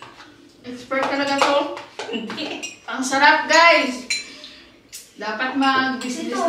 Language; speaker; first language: Filipino; native; Filipino